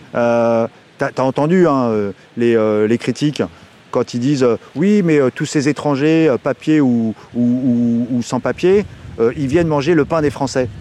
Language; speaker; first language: French; native; French